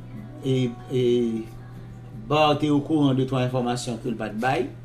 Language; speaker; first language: Haitian Creole; native; Haitian Creole